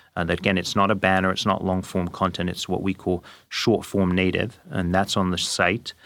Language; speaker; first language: English; native; English